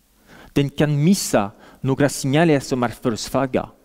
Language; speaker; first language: Swedish; non-native, fluent; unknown